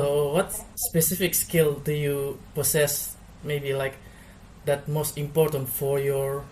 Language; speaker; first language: English; non-native, learner; Indonesian